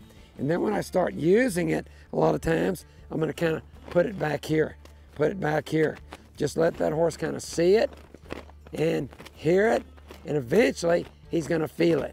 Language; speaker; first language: English; native; English